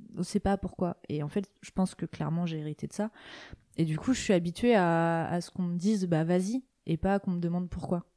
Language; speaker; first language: French; native; French